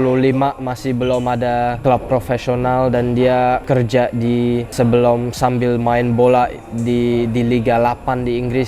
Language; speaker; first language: Indonesian; early bilingual, heritage; English